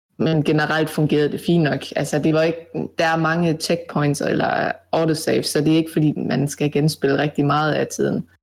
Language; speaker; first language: Danish; native; Danish